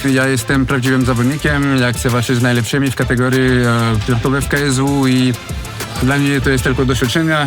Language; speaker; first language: Polish; non-native, fluent; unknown